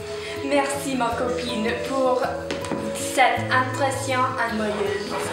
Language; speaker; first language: French; non-native, learner; English